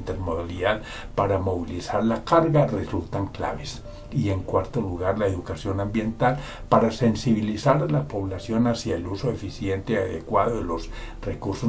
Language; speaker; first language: Spanish; native; Spanish